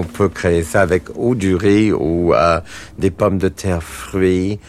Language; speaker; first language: French; non-native, fluent; English